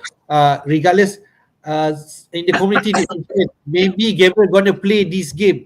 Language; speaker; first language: English; non-native, local second language; Malay